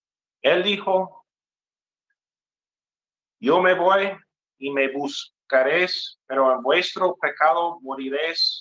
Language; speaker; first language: Spanish; non-native, fluent; English